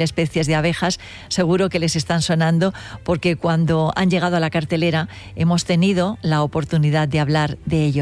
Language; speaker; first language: Spanish; native; Spanish